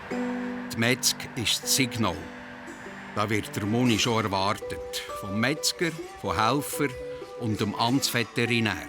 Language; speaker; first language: German; native; German